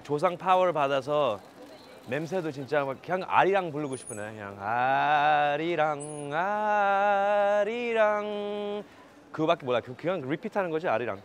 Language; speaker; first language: Korean; early bilingual, heritage; Korean